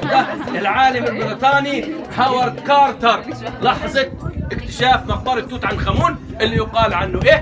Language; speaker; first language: Arabic; native; Arabic